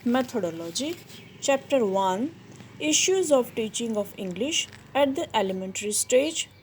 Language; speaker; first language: English; non-native, local second language; Gujarati